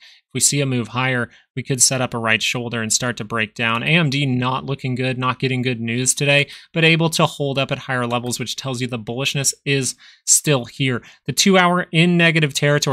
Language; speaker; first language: English; native; English